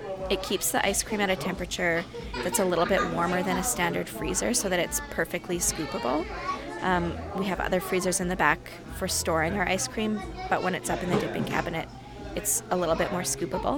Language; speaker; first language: English; native; English